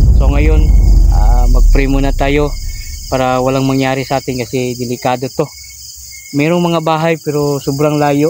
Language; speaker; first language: Filipino; non-native, local second language; Cebuano